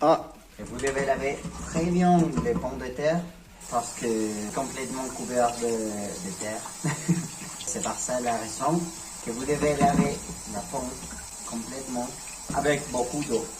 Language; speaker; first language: French; non-native, learner; Spanish